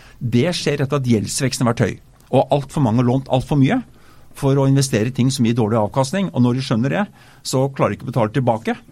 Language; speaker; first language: Norwegian; native; Norwegian